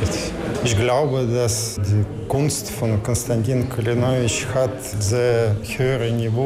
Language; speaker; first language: German; non-native, learner; Russian